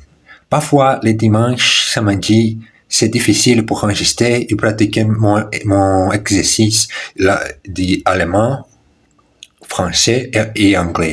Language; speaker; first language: French; non-native, learner; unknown